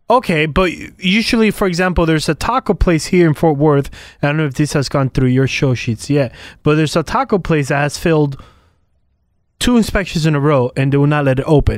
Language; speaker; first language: English; native; English